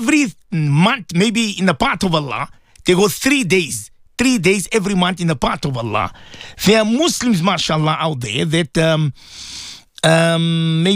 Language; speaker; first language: English; native; English